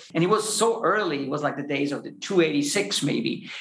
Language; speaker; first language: English; non-native, fluent; German